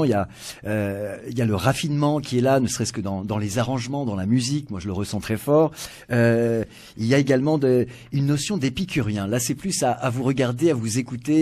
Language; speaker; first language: French; native; French